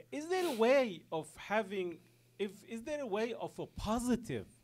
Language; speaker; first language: English; non-native, fluent; Arabic